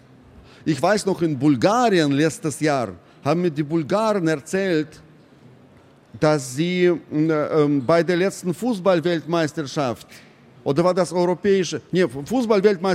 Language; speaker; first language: German; non-native, fluent; Russian